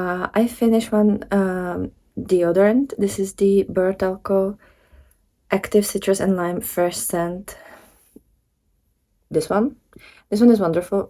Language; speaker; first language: English; non-native, fluent; Czech